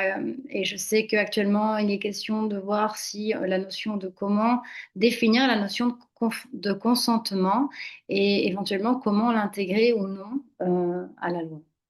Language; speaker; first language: French; native; French